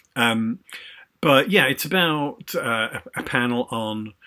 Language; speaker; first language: English; native; English